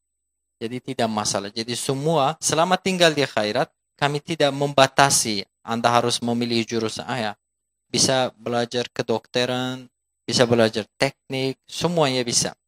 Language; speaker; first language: Indonesian; non-native, fluent; Turkish